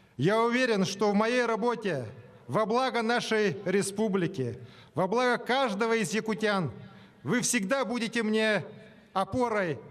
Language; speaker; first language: Russian; native; Russian